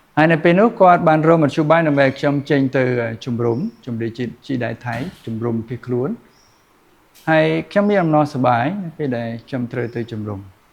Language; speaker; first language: Khmer; native; Khmer